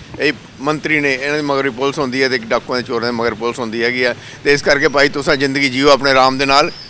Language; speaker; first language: Punjabi; native; Punjabi